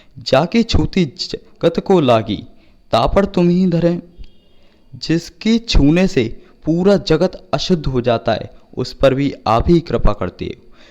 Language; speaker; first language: Hindi; native; Hindi